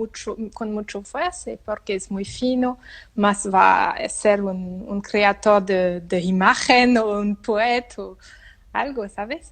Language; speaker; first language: Spanish; non-native, learner; French